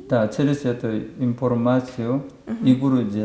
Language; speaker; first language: Russian; non-native, learner; Korean